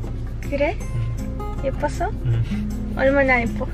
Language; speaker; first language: Korean; non-native, learner; Russian